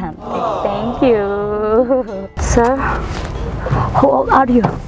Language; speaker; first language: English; non-native, learner; Indonesian